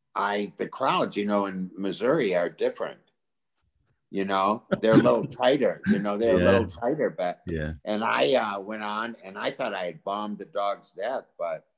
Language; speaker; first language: English; native; English